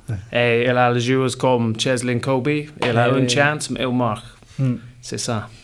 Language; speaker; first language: French; non-native, learner; English